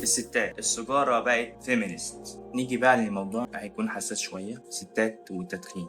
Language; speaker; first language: Arabic; native; Arabic